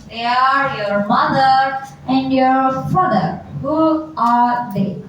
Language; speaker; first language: English; non-native, learner; Indonesian